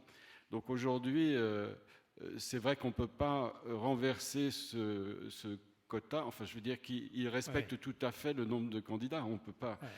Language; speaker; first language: French; native; French